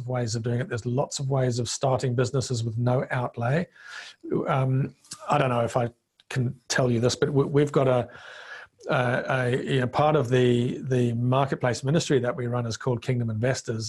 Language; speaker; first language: English; non-native, local second language; Bemba